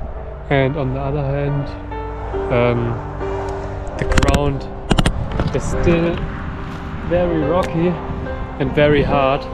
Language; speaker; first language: English; non-native, fluent; German